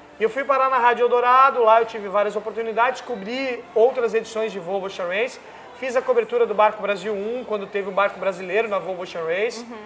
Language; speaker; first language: Portuguese; native; Portuguese